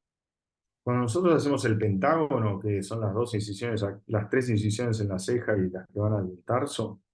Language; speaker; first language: Spanish; native; Spanish